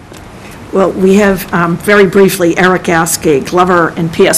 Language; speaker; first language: English; native; English